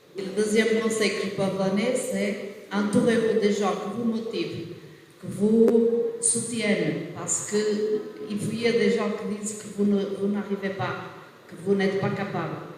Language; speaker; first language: French; non-native, fluent; Portuguese